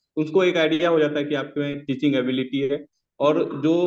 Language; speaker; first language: Hindi; native; Hindi